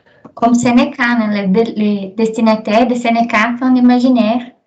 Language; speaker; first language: French; non-native, learner; Portuguese